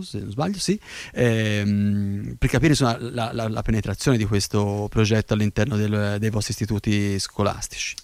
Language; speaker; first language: Italian; native; Italian